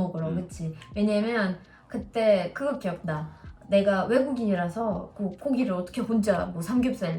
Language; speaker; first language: Korean; non-native, learner; Russian